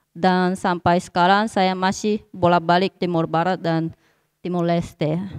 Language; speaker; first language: Indonesian; non-native, fluent; Japanese